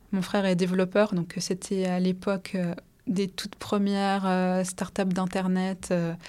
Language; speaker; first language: French; native; French